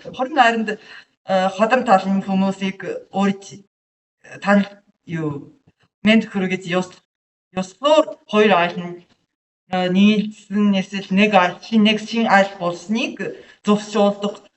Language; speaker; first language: Mongolian; non-native, learner; Japanese